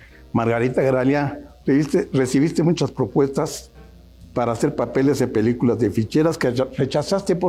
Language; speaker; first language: Spanish; native; Spanish